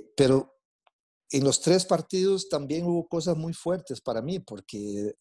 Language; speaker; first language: Spanish; non-native, fluent; Portuguese